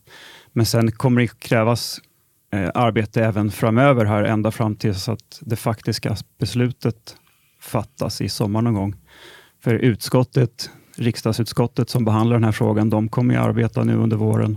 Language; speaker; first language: Swedish; native; Swedish